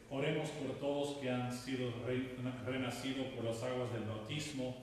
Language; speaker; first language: Spanish; non-native, fluent; English